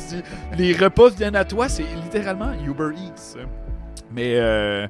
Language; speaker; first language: French; native; French